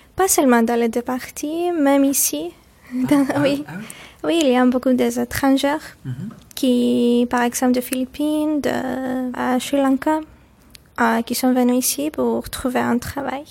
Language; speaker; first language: French; non-native, learner; Greek